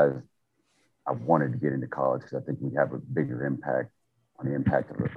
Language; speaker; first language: English; native; English